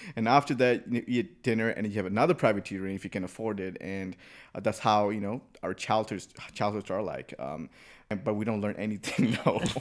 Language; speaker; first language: English; early bilingual, other home language; Burmese